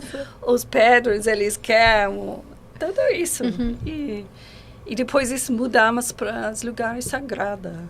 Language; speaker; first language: Portuguese; non-native, learner; English